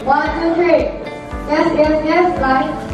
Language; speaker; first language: English; non-native, local second language; Hakka Chinese